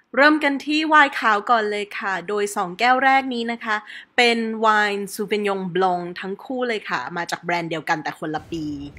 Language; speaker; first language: Thai; native; Thai